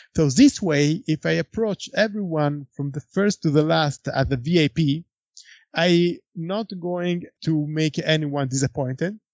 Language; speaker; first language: English; non-native, fluent; Italian